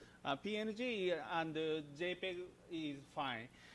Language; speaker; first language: English; non-native, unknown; Japanese